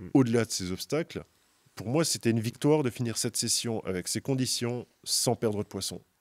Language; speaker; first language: French; native; French